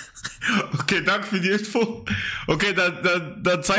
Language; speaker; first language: German; native; German